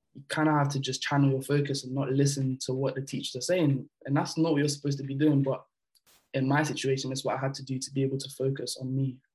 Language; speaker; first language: English; early bilingual, other home language; French